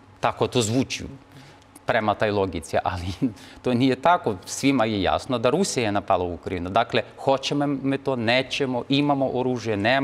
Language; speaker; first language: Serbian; non-native, fluent; Ukrainian